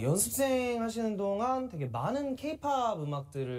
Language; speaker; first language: Korean; native; Korean